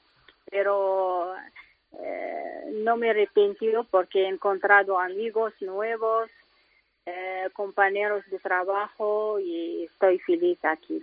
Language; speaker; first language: Spanish; non-native, learner; Arabic